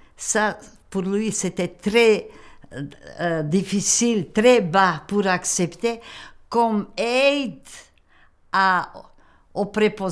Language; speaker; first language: French; non-native, local second language; Macedonian